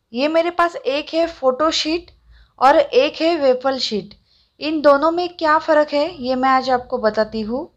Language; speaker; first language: Hindi; non-native, local second language; Marathi